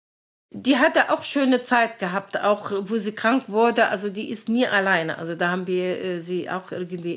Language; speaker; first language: German; non-native, learner; Arabic